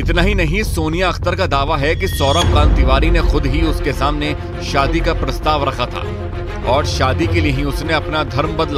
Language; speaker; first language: Hindi; native; Hindi